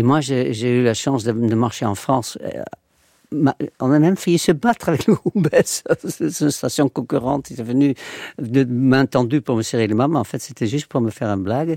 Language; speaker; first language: French; non-native, fluent; Dutch